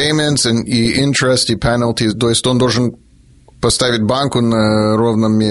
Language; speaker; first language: Russian; early bilingual, heritage; Russian